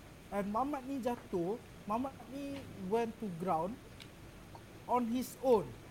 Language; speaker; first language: English; non-native, local second language; Malay